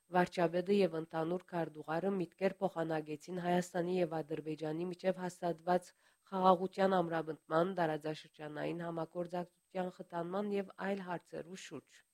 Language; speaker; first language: Armenian; early bilingual, heritage; Armenian